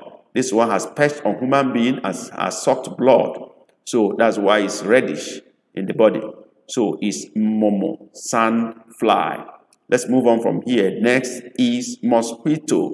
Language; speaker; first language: English; non-native, local second language; Igbo